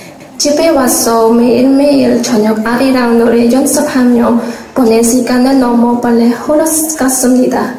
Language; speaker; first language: Korean; non-native, learner; Khmer